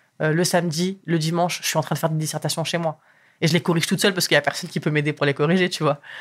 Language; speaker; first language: French; early bilingual, other home language; Arabic